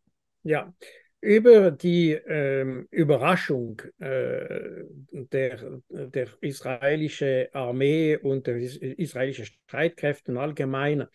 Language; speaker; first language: German; non-native, fluent; French